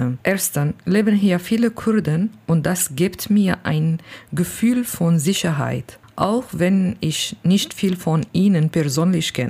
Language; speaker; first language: German; non-native, learner; Kurdish